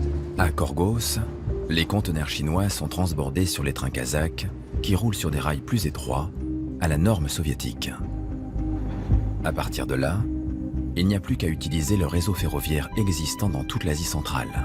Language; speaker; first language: French; native; French